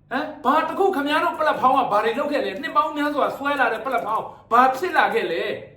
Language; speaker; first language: Burmese; native; Burmese